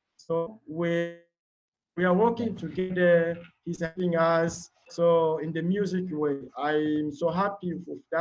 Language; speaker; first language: English; non-native, learner; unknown